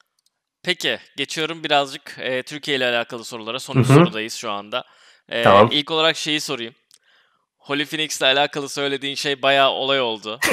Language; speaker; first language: Turkish; native; Turkish